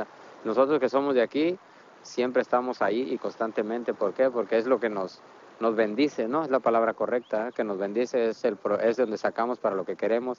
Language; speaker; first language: Spanish; native; Spanish